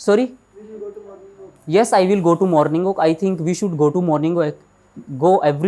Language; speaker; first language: English; non-native, local second language; Hindi